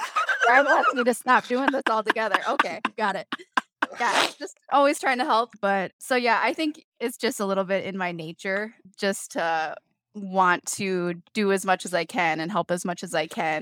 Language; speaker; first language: English; native; English